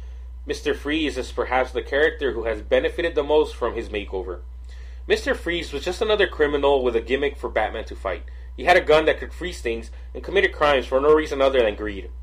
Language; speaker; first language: English; native; English